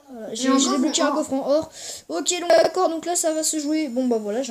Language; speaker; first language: French; native; French